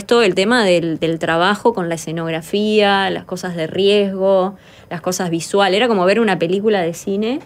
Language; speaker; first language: Spanish; native; Spanish